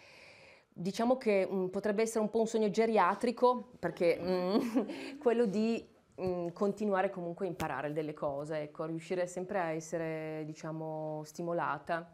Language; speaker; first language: Italian; native; Italian